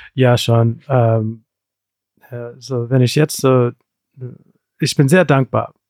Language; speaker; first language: German; native; German